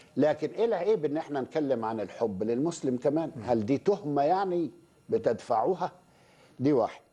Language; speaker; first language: Arabic; native; Arabic